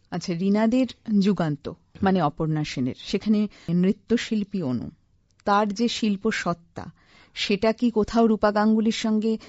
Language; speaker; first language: Bangla; native; Bangla